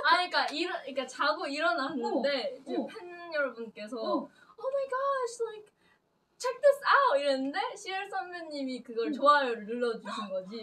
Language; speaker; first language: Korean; early bilingual, heritage; Korean